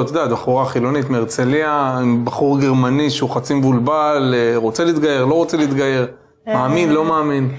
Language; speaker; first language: Hebrew; native; Hebrew